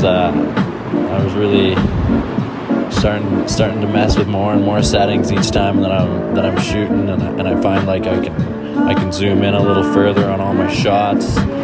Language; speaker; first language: English; native; English